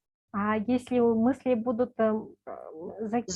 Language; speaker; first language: Russian; non-native, local second language; Kyrgyz